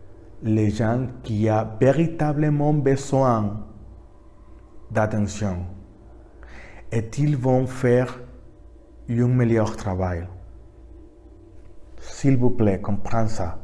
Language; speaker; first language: French; non-native, learner; Spanish